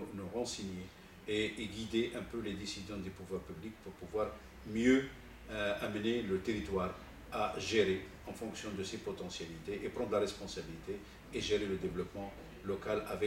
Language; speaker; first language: French; non-native, local second language; Arabic